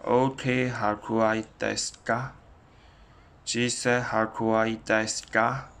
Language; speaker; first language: Japanese; non-native, learner; Chinese